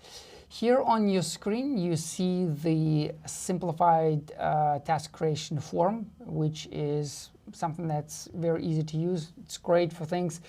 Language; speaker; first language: English; non-native, fluent; Russian